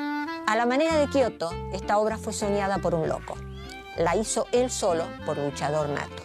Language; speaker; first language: Spanish; native; Spanish